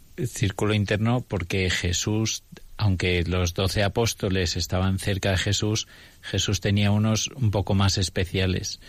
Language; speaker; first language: Spanish; native; Spanish